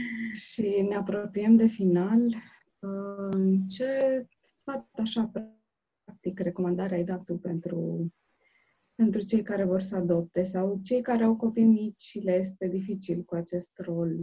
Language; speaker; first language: Romanian; native; Romanian